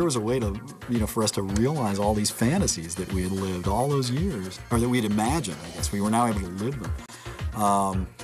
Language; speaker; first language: English; native; English